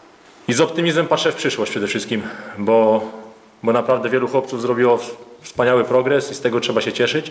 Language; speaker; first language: Polish; native; Polish